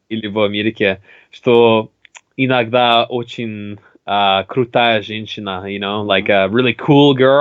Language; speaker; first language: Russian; non-native, learner; English